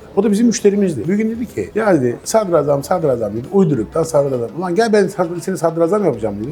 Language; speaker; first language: Turkish; native; Turkish